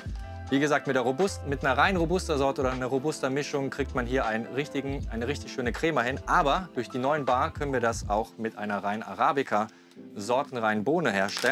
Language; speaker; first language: German; native; German